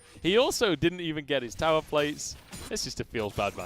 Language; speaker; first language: English; native; English